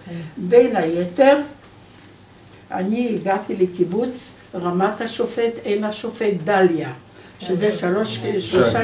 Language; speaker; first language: Hebrew; non-native, fluent; Polish